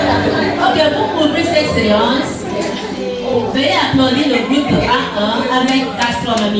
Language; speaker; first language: French; non-native, learner; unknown